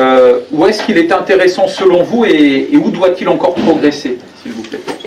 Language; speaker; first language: French; native; French